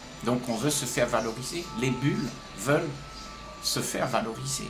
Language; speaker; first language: French; native; French